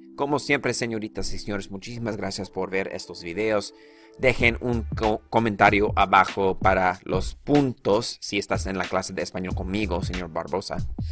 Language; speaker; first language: Spanish; non-native, fluent; English